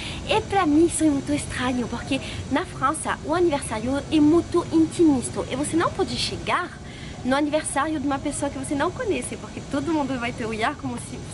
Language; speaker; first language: Portuguese; non-native, fluent; French